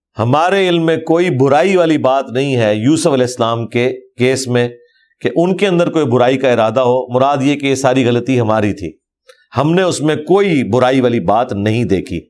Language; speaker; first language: Urdu; non-native, local second language; Punjabi